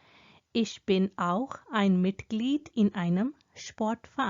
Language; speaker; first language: German; non-native, fluent; Hindi